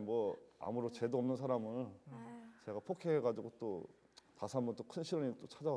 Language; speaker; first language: Korean; native; Korean